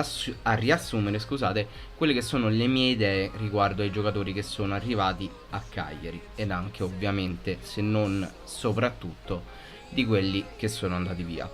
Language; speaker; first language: Italian; native; Italian